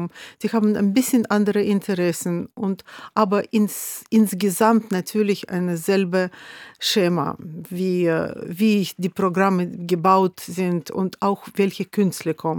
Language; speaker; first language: German; non-native, fluent; Russian